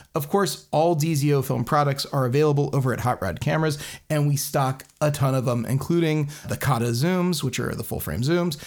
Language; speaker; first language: English; native; English